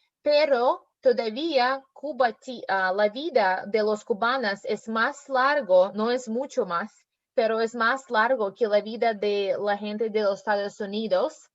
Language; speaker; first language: Spanish; non-native, learner; English